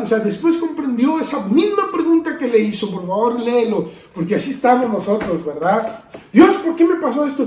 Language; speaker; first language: Spanish; native; Spanish